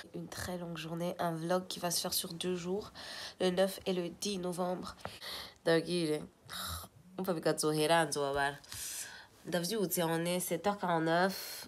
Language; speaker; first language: French; non-native, local second language; Rundi